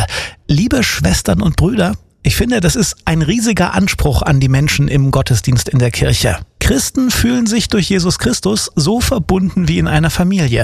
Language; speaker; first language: German; native; German